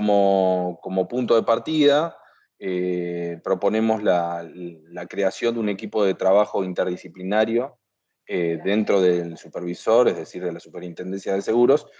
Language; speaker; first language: Spanish; native; Spanish